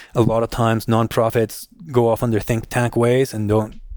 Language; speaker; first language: English; non-native, fluent; Spanish